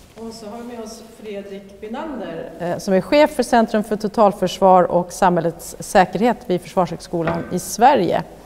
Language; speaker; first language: Swedish; native; Swedish